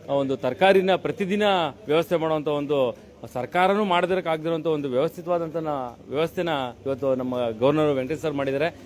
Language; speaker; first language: Kannada; native; Kannada